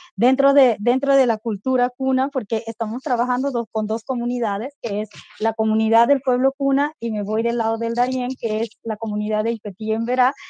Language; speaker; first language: Spanish; non-native, local second language; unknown